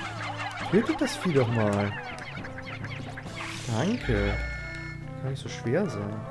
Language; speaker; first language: German; native; German